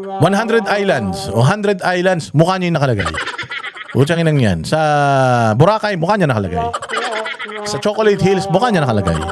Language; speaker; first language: Filipino; native; Filipino